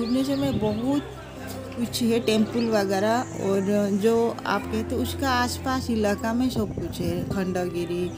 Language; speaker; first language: Hindi; non-native, local second language; Odia